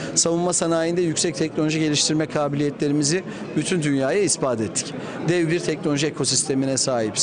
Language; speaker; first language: Turkish; native; Turkish